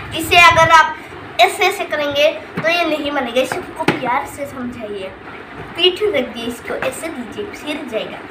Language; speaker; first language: Hindi; non-native, local second language; Assamese